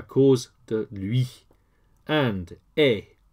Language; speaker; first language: French; non-native, learner; English